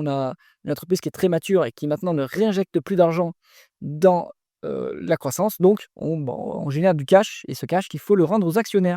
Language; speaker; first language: French; native; French